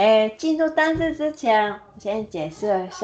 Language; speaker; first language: Chinese; non-native, fluent; Japanese